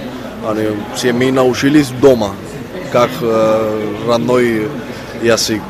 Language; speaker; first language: Russian; early bilingual, heritage; Spanish